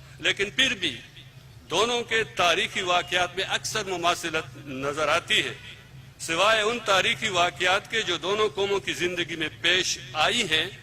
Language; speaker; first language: Urdu; non-native, local second language; Pashto